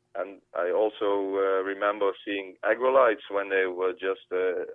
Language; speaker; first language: English; non-native, fluent; Dutch